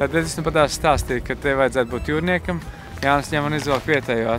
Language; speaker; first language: Latvian; native; Latvian